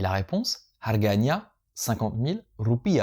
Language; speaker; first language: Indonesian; non-native, fluent; French